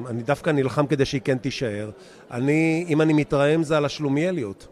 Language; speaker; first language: Hebrew; native; Hebrew